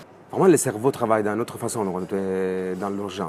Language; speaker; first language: French; non-native, fluent; Italian